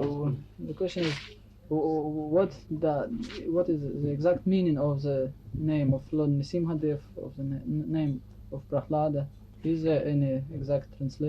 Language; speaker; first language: English; non-native, fluent; Russian